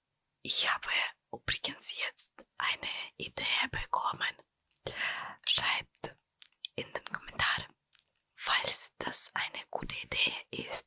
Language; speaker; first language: German; non-native, fluent; Russian